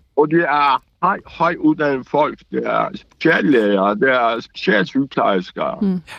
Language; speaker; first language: Danish; non-native, fluent; Persian